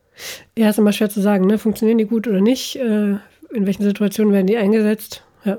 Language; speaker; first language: German; native; German